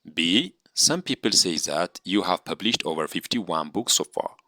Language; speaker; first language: English; non-native, local second language; Amharic